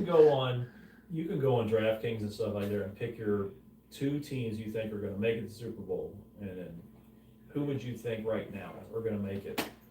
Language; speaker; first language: English; native; English